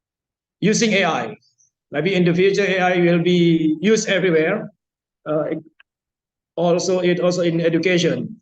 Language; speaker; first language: English; non-native, fluent; Indonesian